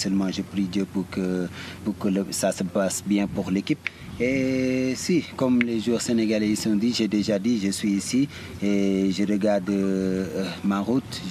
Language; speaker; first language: French; early bilingual, heritage; Italian